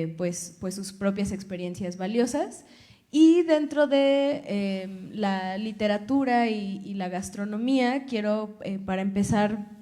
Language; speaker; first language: Spanish; early bilingual, other home language; English